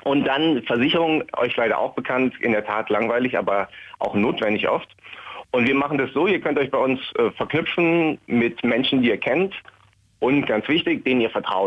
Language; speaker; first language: German; native; German